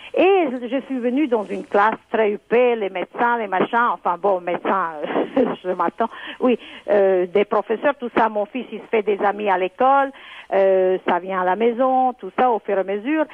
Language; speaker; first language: French; non-native, fluent; Serbian